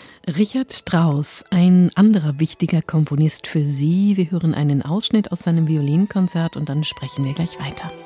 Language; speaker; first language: German; native; German